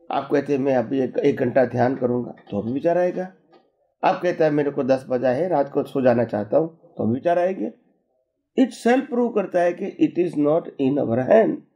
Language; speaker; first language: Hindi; non-native, local second language; Gujarati